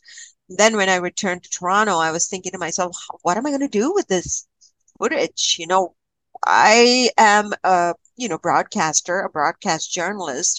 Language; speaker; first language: English; non-native, local second language; Malayalam